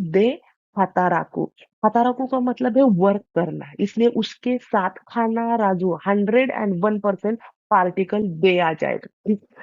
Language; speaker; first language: Hindi; non-native, local second language; Marathi